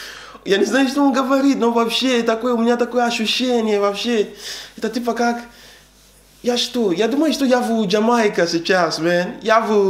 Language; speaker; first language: Russian; non-native, learner; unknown